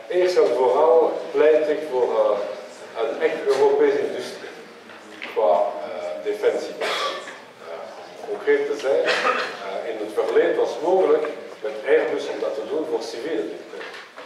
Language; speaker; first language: Dutch; non-native, local second language; French